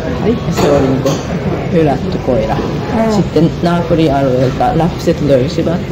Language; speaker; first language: Finnish; non-native, fluent; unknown